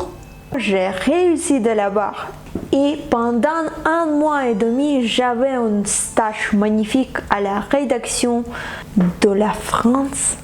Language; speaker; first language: French; non-native, fluent; Ukrainian